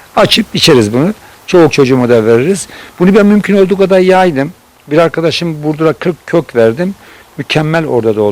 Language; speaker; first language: Turkish; native; Turkish